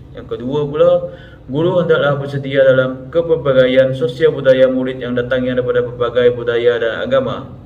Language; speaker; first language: Malay; non-native, local second language; Iban